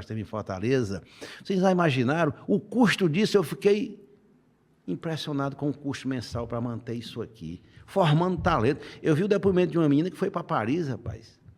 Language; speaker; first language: Portuguese; native; Portuguese